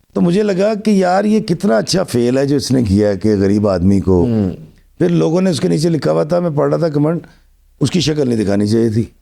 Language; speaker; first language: Urdu; non-native, local second language; Punjabi